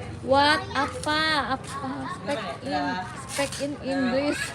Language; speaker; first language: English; non-native, learner; Indonesian